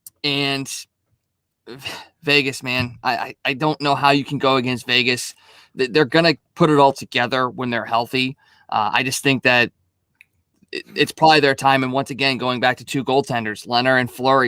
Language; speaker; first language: English; native; English